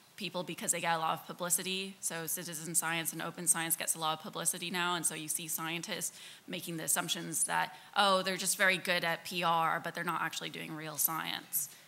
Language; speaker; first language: English; native; English